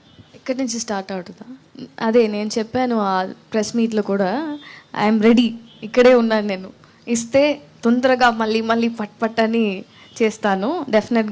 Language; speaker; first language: Telugu; non-native, learner; Tamil